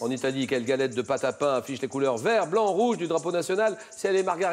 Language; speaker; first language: French; native; French